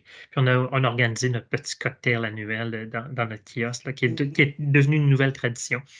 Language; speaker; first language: French; native; French